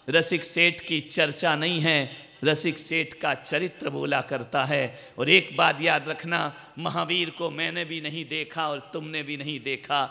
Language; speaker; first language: Hindi; native; Hindi